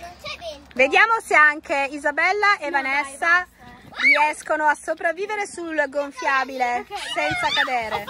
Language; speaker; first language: Italian; native; Italian